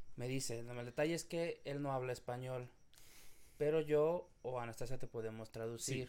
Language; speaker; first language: Spanish; native; Spanish